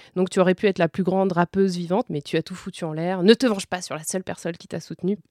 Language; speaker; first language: French; native; French